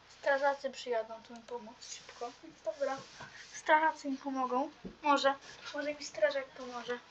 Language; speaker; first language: Polish; native; Polish